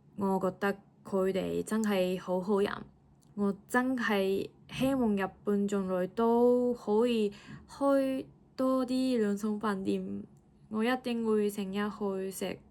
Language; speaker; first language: Cantonese; non-native, fluent; Japanese